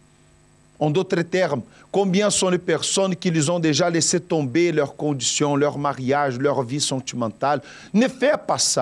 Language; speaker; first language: French; non-native, fluent; Portuguese